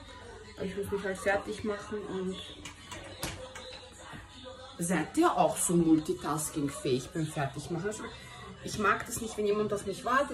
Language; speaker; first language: German; early bilingual, heritage; German